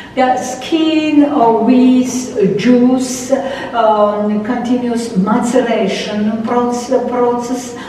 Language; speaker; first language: English; non-native, learner; Georgian